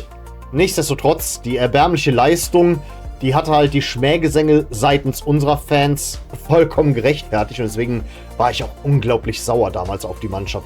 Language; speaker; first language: German; native; German